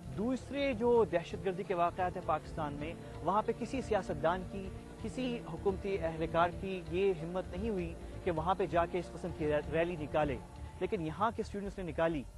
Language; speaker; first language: Urdu; native; Urdu